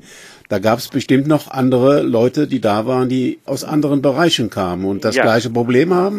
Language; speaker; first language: German; native; German